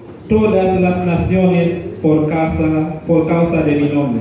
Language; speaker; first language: Spanish; non-native, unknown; Haitian Creole